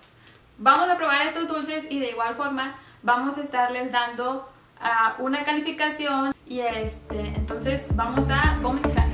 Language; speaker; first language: Spanish; native; Spanish